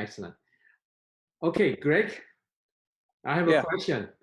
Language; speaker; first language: English; non-native, fluent; Indonesian